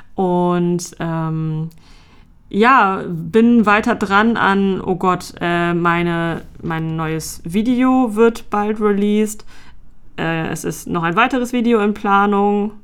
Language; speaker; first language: German; native; German